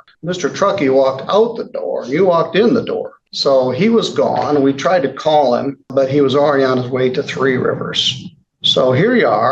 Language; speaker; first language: English; native; English